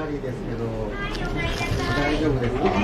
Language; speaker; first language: Japanese; native; Japanese